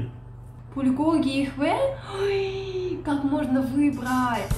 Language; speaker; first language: Russian; native; Russian